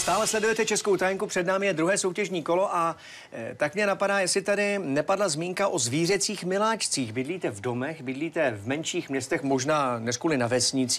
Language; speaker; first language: Czech; native; Czech